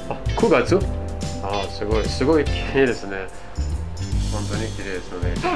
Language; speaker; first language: Japanese; non-native, fluent; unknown